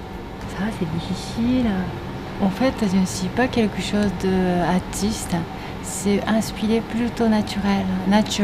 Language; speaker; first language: French; non-native, learner; Japanese